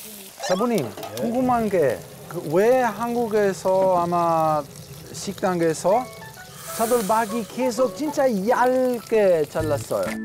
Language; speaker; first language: Korean; non-native, fluent; Italian